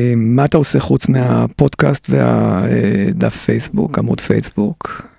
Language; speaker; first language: Hebrew; native; Hebrew